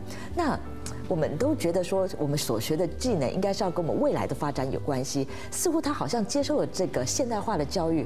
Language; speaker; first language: Chinese; native; Chinese